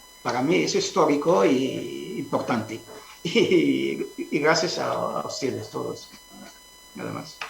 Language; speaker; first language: Spanish; non-native, fluent; Arabic